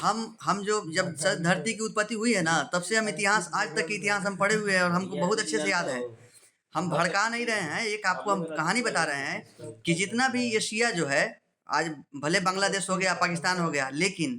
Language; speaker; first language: Hindi; native; Hindi